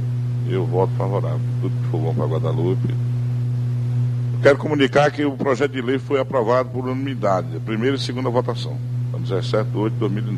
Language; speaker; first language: Portuguese; native; Portuguese